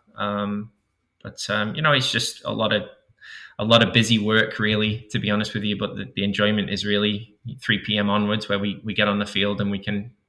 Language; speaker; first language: English; native; English